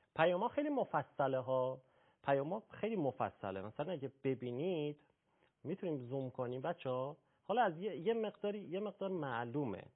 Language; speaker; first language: Persian; native; Persian